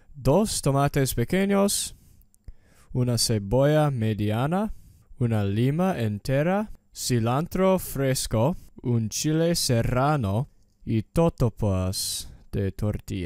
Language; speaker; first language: Spanish; non-native, learner; English